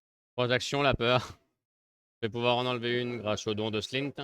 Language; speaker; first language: French; native; French